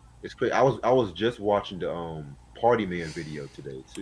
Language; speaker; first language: English; native; English